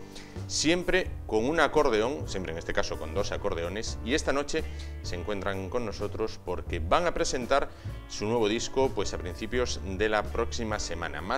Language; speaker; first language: Spanish; native; Spanish